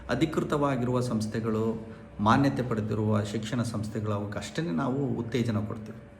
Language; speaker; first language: Kannada; non-native, local second language; Lambadi